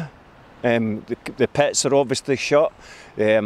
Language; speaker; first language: English; native; English